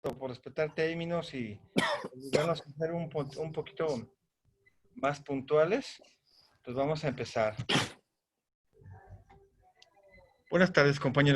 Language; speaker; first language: Spanish; native; Spanish